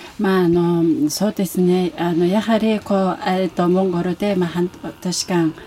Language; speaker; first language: Japanese; non-native, fluent; Mongolian